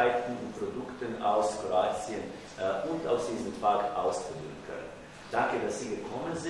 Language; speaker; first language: German; non-native, fluent; Croatian